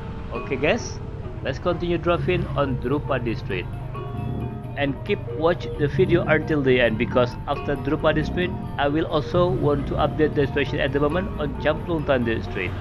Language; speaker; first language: English; non-native, fluent; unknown